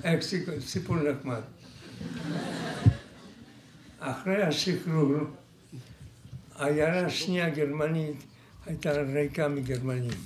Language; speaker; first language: Hebrew; non-native, fluent; Polish